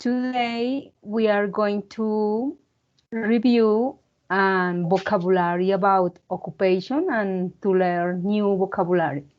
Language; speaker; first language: English; non-native, learner; Spanish